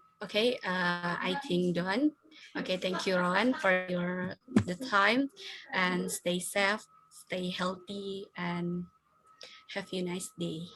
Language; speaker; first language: English; non-native, learner; Indonesian